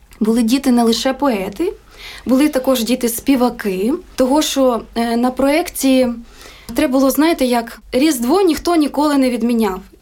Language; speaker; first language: Ukrainian; native; Ukrainian